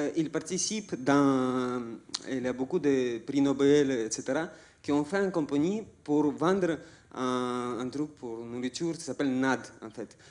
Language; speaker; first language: French; non-native, fluent; Russian